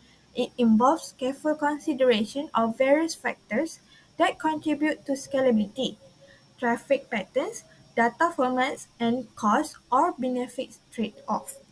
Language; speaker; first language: English; non-native, local second language; Malay